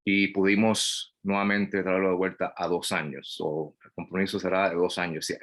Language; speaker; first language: Spanish; non-native, fluent; English